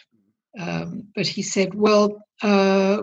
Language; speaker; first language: English; native; English